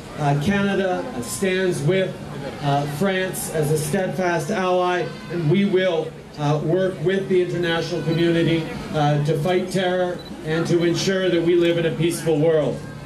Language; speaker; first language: English; early bilingual, other home language; French